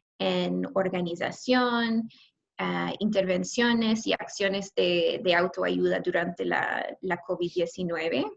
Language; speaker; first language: Spanish; non-native, fluent; English